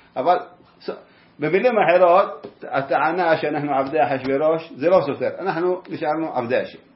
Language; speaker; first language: Hebrew; native; Hebrew